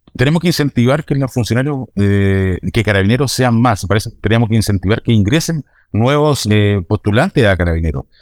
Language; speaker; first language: Spanish; native; Spanish